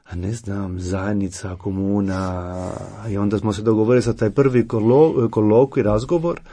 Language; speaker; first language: Croatian; non-native, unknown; Italian